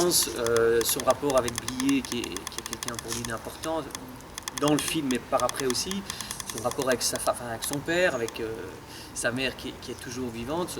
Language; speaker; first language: French; native; French